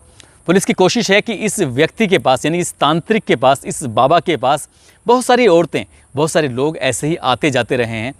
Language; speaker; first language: Hindi; native; Hindi